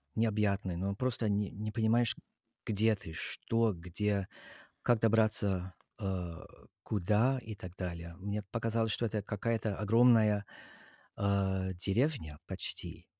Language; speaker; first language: Russian; non-native, fluent; English